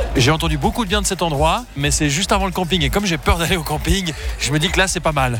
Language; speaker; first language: French; native; French